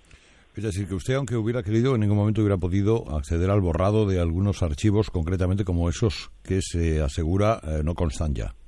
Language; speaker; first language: Spanish; native; Spanish